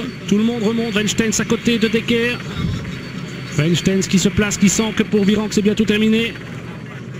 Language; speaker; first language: French; native; French